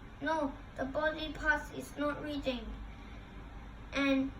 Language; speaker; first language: English; non-native, local second language; Cantonese